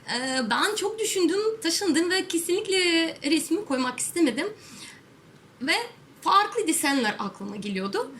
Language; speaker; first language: Turkish; non-native, fluent; Russian